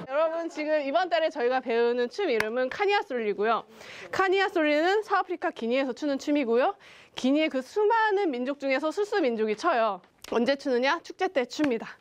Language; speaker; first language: Korean; native; Korean